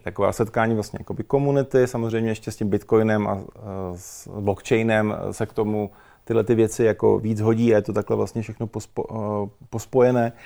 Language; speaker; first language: Czech; native; Czech